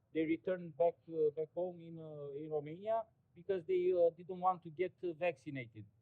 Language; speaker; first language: English; non-native, fluent; Romanian